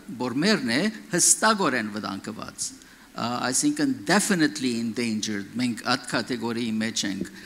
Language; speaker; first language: Armenian; early bilingual, heritage; Armenian